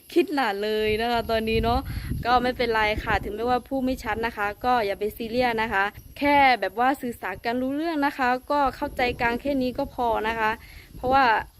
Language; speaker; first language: Thai; non-native, local second language; Akha